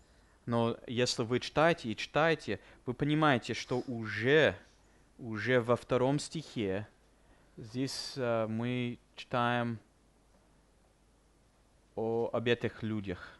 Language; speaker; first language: Russian; non-native, fluent; English